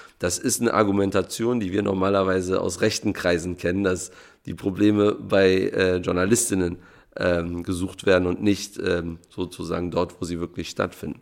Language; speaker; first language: German; native; German